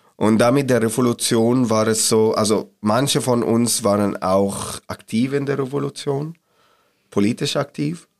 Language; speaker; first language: German; non-native, learner; Arabic